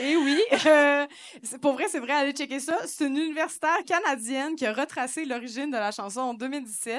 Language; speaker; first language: French; native; French